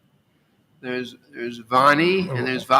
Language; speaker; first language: English; native; English